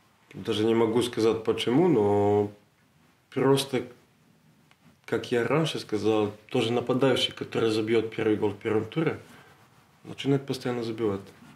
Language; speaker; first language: Russian; non-native, learner; Serbian